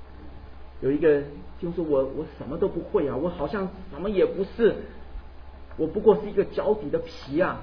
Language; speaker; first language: Chinese; native; Chinese